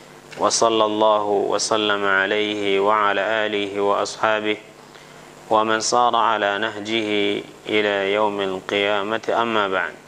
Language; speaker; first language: Arabic; non-native, fluent; Indonesian